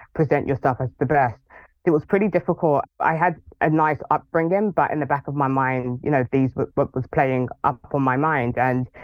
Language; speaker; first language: English; early bilingual, other home language; Yoruba